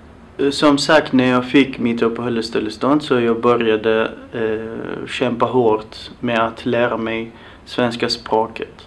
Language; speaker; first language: Swedish; non-native, fluent; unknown